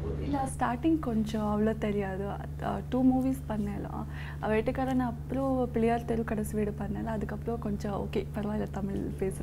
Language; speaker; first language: Tamil; non-native, learner; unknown